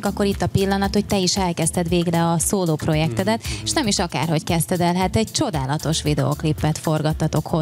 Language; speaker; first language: Hungarian; native; Hungarian